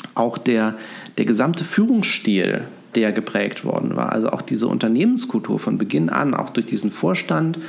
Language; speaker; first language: German; native; German